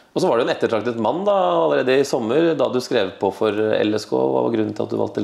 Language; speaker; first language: Norwegian; native; Norwegian